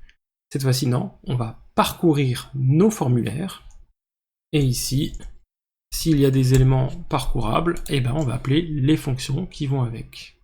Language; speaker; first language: French; native; French